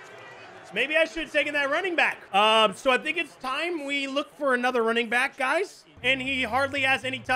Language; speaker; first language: English; native; English